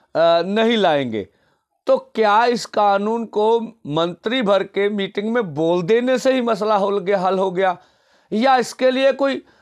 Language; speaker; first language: Hindi; non-native, local second language; Punjabi